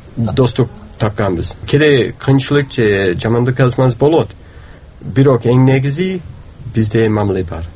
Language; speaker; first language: Kyrgyz; non-native, fluent; English